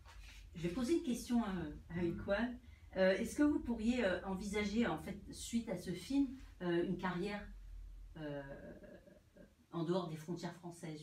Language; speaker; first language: French; native; French